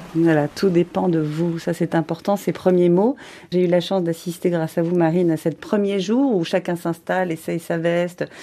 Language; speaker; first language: French; native; French